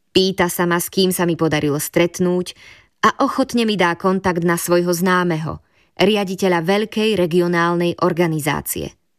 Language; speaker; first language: Slovak; native; Slovak